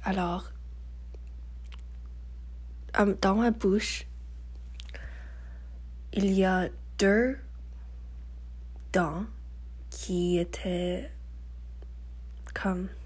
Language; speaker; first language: French; non-native, learner; English